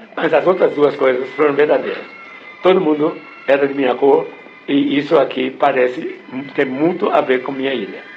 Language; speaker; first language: Portuguese; non-native, fluent; English